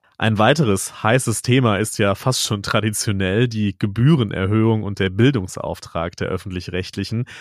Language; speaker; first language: German; native; German